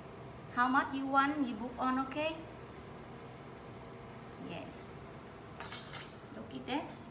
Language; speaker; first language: English; non-native, learner; Vietnamese